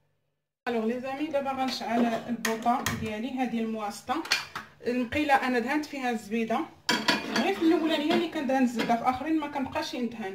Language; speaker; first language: Arabic; native; Arabic